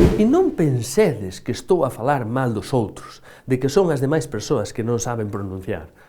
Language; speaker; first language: Galician; native; Galician